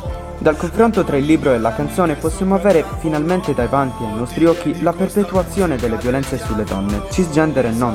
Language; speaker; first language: Italian; native; Italian